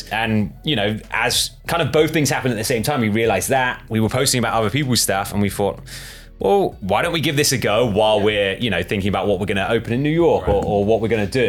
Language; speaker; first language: English; native; English